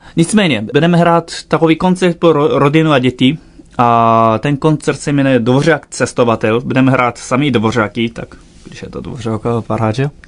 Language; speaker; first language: Czech; non-native, fluent; Japanese